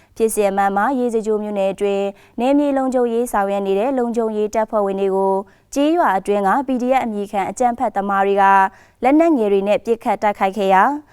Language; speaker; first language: Burmese; native; Burmese